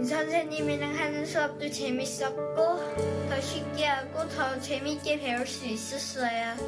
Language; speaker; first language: Korean; early bilingual, heritage; Korean